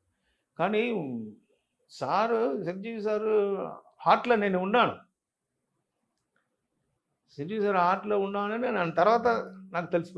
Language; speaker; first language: Telugu; non-native, local second language; Tamil